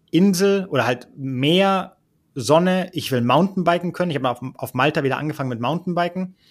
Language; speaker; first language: German; early bilingual, heritage; German